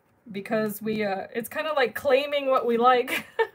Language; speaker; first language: English; native; English